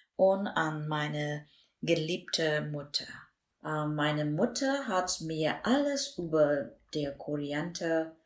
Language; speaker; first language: German; non-native, fluent; Burmese